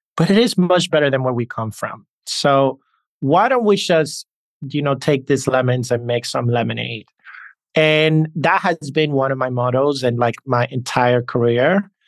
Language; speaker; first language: English; early bilingual, other home language; Spanish